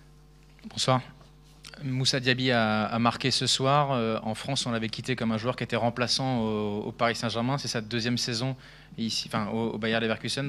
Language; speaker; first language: French; native; French